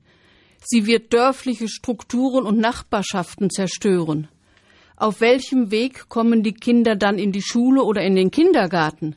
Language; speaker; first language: German; native; German